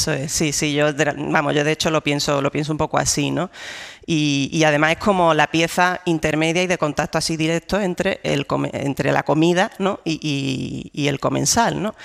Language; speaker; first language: Spanish; native; Spanish